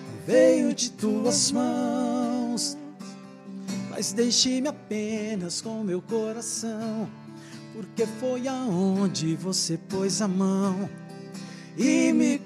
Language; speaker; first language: Portuguese; native; Portuguese